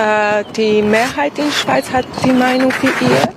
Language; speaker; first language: German; non-native, fluent; Armenian